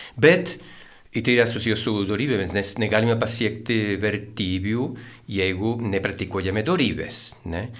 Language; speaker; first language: Lithuanian; non-native, fluent; Spanish